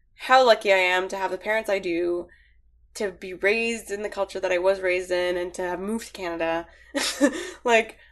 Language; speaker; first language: English; early bilingual, other home language; Arabic